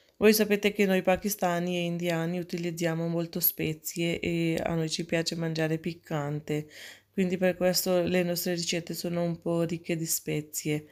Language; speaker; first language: Italian; non-native, fluent; Urdu